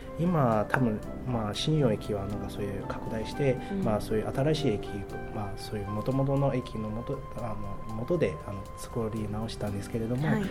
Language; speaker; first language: Japanese; non-native, fluent; Chinese